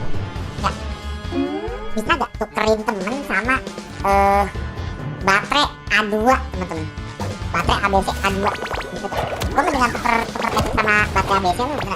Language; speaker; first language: Indonesian; native; Indonesian